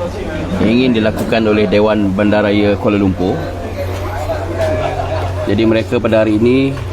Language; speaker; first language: Malay; native; Malay